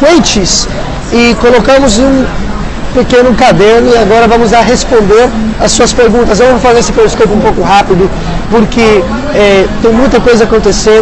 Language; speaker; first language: Portuguese; non-native, fluent; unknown